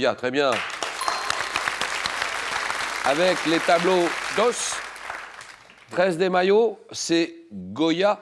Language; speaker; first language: French; native; French